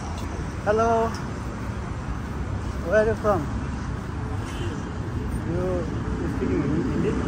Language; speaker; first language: English; non-native, learner; Nepali